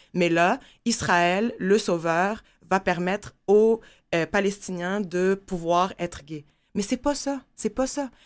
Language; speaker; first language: French; non-native, local second language; Arabic